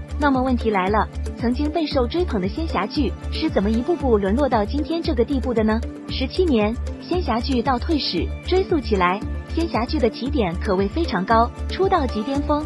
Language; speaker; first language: Chinese; native; Chinese